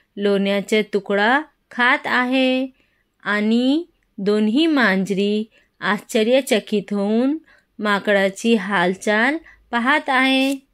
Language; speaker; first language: Marathi; non-native, local second language; Urdu